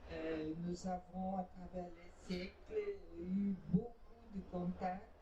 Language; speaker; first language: French; non-native, fluent; Portuguese